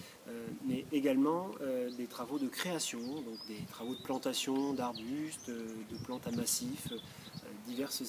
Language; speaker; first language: French; native; French